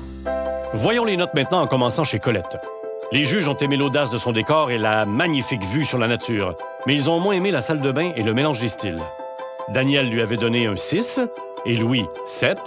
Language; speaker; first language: French; native; French